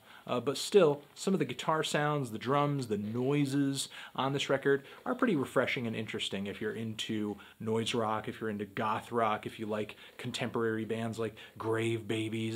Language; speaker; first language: English; native; English